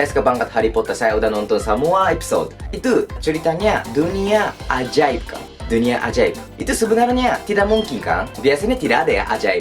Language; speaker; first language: Indonesian; non-native, learner; Japanese